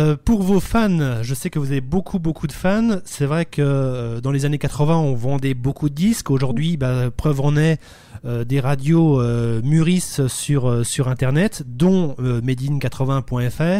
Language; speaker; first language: French; native; French